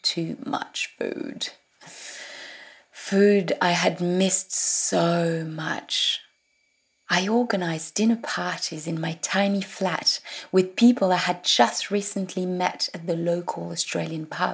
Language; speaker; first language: English; non-native, fluent; French